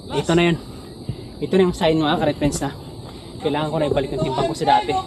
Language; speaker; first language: Filipino; non-native, local second language; Cebuano